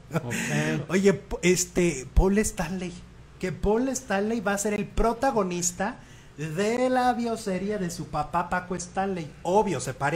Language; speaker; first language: Spanish; native; Spanish